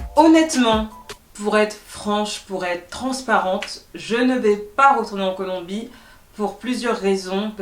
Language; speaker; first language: French; native; French